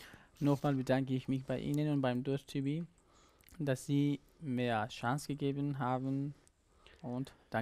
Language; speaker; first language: German; non-native, learner; Persian